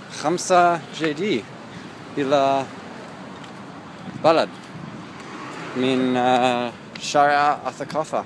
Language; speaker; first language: Arabic; non-native, learner; English